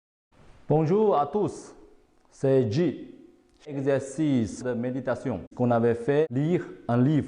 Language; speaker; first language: French; non-native, fluent; Chinese